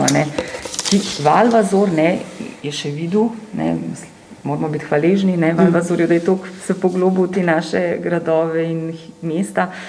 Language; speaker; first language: Slovenian; native; Slovenian